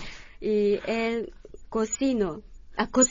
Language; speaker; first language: Spanish; non-native, learner; Japanese